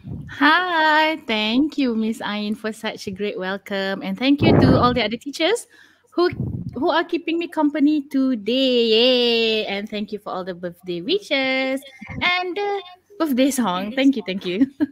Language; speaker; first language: English; non-native, local second language; Malay